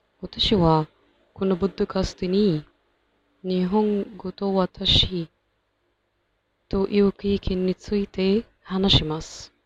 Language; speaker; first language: Japanese; non-native, learner; Arabic